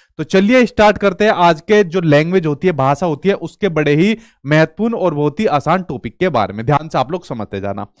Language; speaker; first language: Hindi; native; Hindi